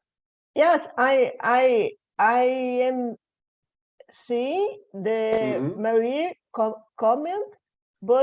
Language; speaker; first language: English; non-native, learner; Portuguese